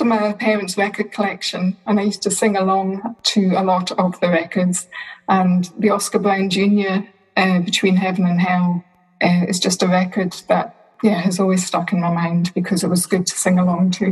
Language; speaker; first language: English; native; English